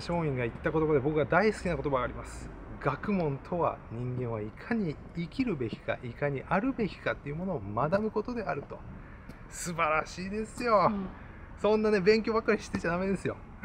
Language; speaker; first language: Japanese; native; Japanese